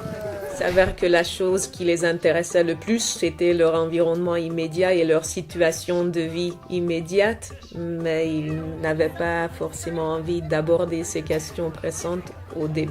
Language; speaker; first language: French; native; French